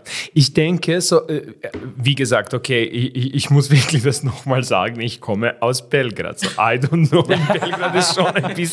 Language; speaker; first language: German; non-native, fluent; Serbian